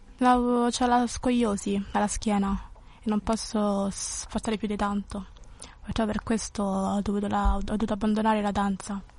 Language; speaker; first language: Italian; early bilingual, other home language; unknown